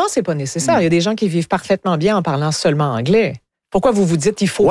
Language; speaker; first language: French; native; French